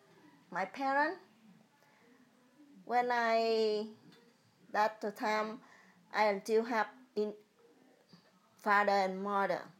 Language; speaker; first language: English; early bilingual, other home language; Vietnamese